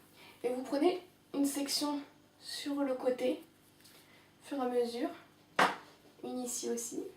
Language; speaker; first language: French; native; French